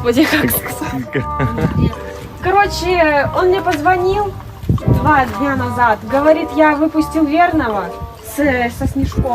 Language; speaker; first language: Russian; native; Russian